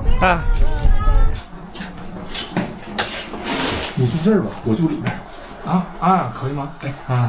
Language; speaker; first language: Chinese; non-native, learner; Korean